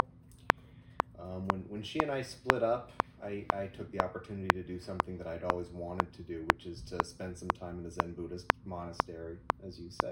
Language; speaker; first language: English; native; English